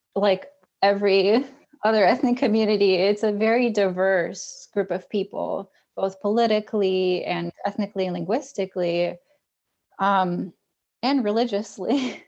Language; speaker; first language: English; early bilingual, other home language; Russian